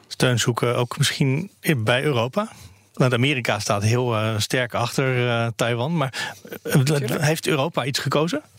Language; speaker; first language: Dutch; native; Dutch